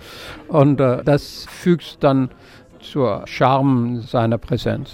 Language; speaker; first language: German; non-native, fluent; French